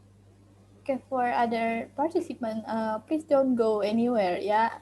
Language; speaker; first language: English; non-native, learner; Indonesian